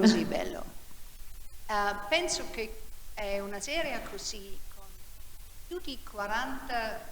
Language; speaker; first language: Italian; non-native, learner; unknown